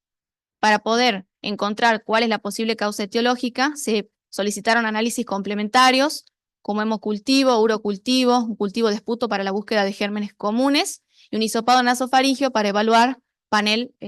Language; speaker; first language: Spanish; native; Spanish